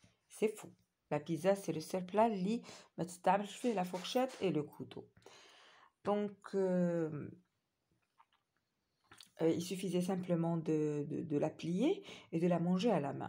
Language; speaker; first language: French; non-native, local second language; Arabic